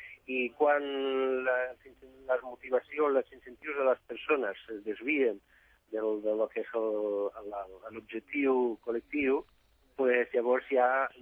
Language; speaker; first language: Catalan; non-native, fluent; Italian